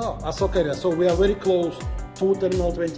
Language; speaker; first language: English; non-native, fluent; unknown